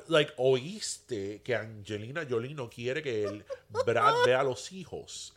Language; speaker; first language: Spanish; early bilingual, heritage; Spanish